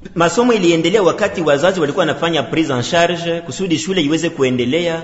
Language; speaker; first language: Swahili; native; Swahili